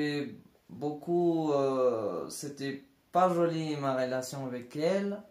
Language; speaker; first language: French; non-native, learner; Spanish